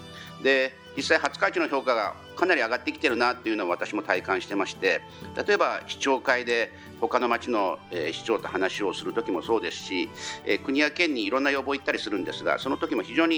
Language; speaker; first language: Japanese; native; Japanese